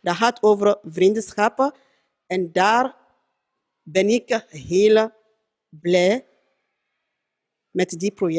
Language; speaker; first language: Dutch; non-native, fluent; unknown